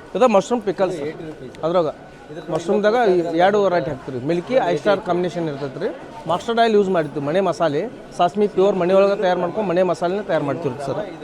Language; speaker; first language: Kannada; native; Kannada